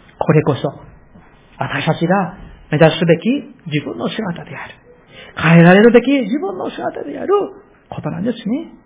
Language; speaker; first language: Japanese; non-native, fluent; Korean